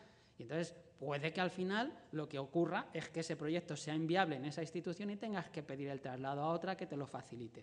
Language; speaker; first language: Spanish; native; Spanish